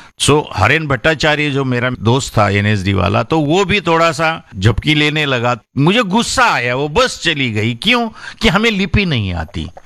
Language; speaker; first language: Hindi; non-native, local second language; Marathi